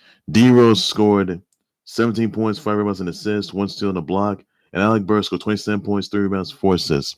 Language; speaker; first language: English; native; English